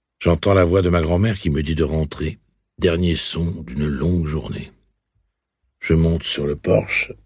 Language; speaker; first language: French; native; French